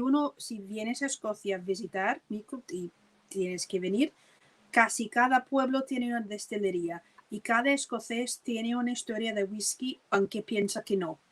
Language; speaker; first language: Spanish; non-native, fluent; English